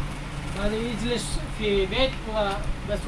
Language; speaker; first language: Arabic; non-native, learner; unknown